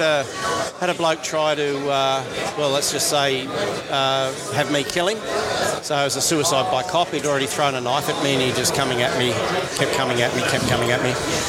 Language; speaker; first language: English; native; English